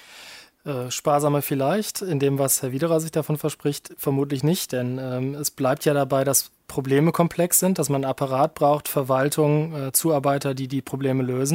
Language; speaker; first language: German; native; German